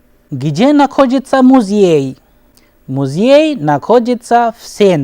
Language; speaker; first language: Russian; non-native, fluent; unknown